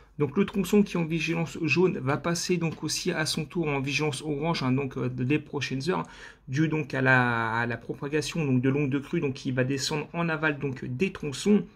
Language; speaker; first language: French; native; French